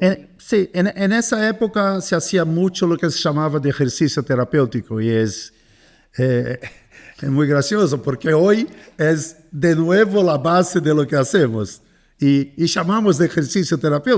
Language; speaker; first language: Spanish; non-native, fluent; Portuguese